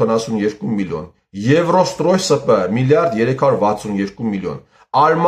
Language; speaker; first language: Armenian; native; Armenian